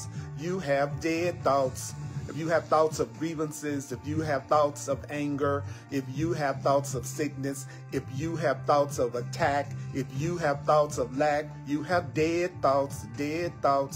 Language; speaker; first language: English; native; English